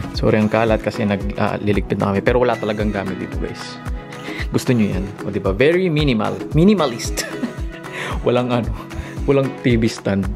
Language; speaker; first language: Filipino; native; Filipino